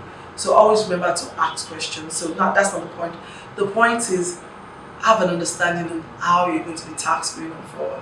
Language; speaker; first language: English; non-native, local second language; Yoruba